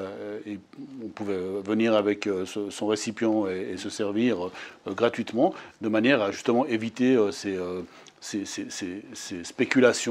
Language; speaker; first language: French; native; French